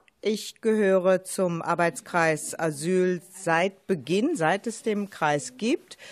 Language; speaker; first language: German; native; German